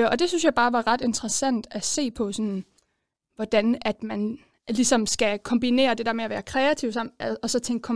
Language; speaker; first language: Danish; native; Danish